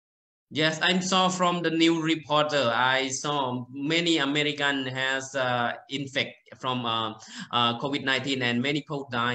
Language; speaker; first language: English; non-native, learner; Thai